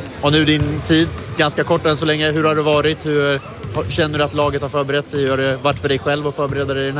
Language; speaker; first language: Swedish; native; Swedish